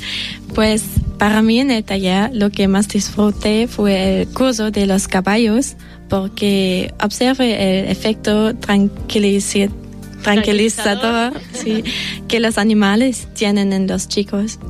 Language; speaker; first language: Spanish; non-native, fluent; German